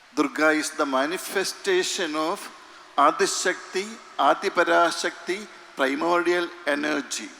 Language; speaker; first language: English; non-native, local second language; Malayalam